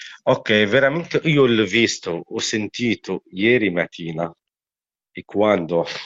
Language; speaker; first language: Italian; non-native, learner; Arabic